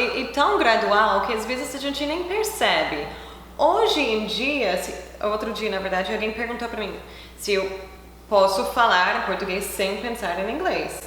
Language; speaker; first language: Portuguese; non-native, fluent; English